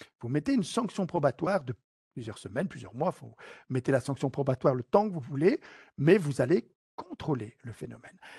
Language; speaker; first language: French; native; French